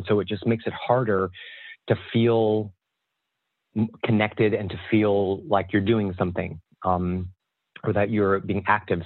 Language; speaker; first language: English; native; English